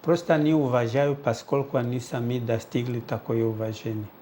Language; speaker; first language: Russian; non-native, fluent; Portuguese